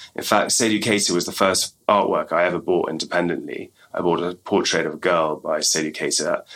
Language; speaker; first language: English; native; English